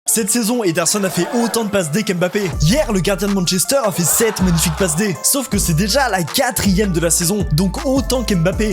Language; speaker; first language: French; native; French